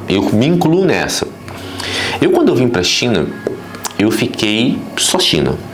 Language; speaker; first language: Portuguese; native; Portuguese